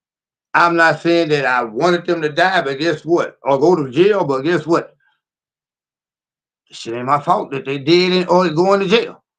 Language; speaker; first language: English; native; English